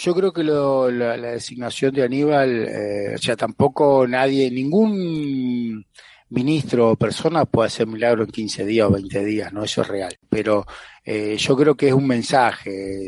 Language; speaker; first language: Spanish; native; Spanish